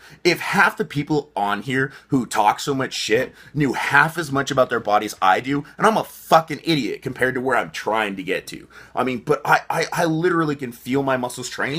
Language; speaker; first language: English; native; English